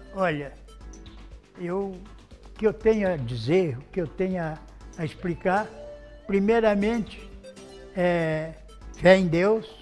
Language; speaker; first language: Portuguese; native; Portuguese